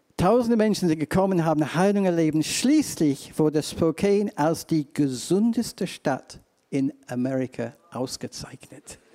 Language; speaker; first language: German; non-native, fluent; English